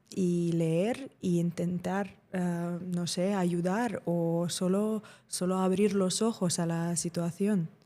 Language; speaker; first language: Spanish; non-native, fluent; Ukrainian